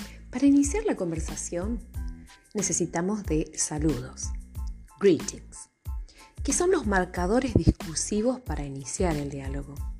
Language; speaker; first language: Spanish; native; Spanish